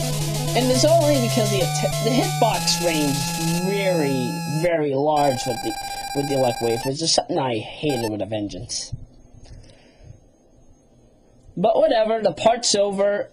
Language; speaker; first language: English; native; English